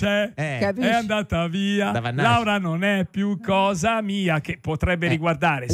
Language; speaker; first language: Italian; native; Italian